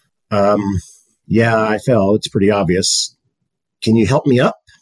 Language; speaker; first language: English; native; English